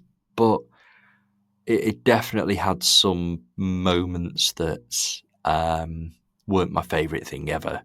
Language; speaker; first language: English; native; English